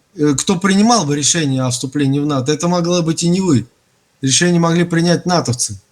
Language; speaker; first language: Russian; native; Russian